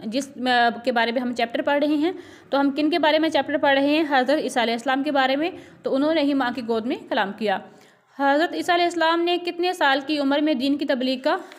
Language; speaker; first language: Urdu; non-native, local second language; Punjabi